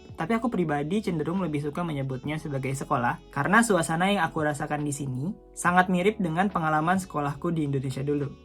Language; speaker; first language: Indonesian; native; Indonesian